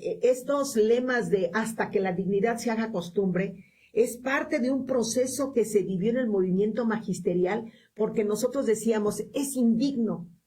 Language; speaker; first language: Spanish; native; Spanish